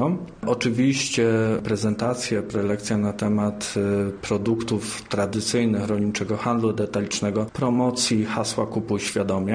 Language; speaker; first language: Polish; native; Polish